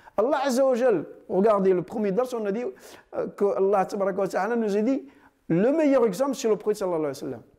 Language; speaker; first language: French; non-native, fluent; Arabic